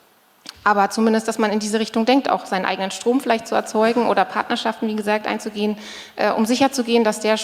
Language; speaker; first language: German; native; German